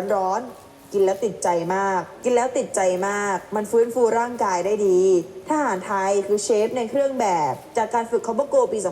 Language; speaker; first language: Thai; native; Thai